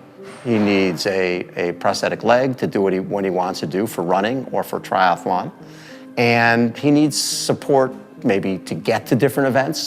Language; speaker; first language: English; native; English